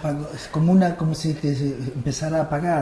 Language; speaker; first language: Portuguese; non-native, learner; Spanish